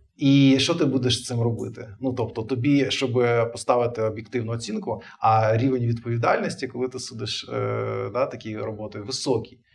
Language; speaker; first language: Ukrainian; non-native, local second language; Russian